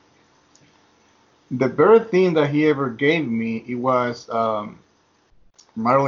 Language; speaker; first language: English; non-native, fluent; Spanish